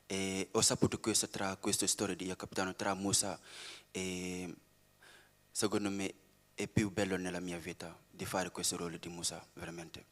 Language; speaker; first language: Italian; non-native, learner; Wolof